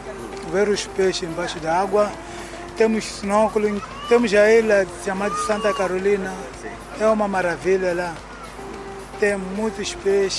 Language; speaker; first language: Portuguese; non-native, local second language; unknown